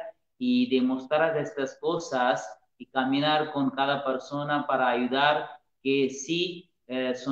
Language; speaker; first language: Spanish; non-native, learner; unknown